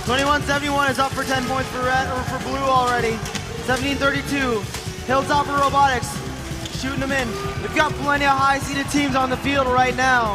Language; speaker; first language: English; native; English